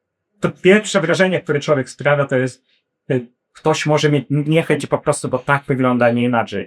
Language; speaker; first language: Polish; non-native, fluent; Ukrainian